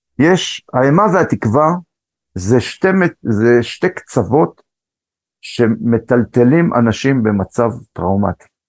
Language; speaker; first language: Hebrew; early bilingual, other home language; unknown